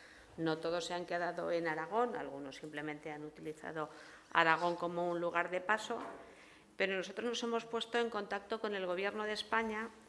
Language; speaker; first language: Spanish; native; Spanish